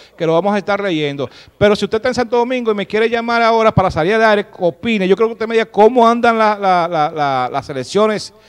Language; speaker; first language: Spanish; native; Spanish